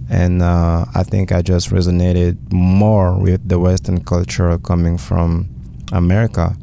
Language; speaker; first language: English; early bilingual, other home language; French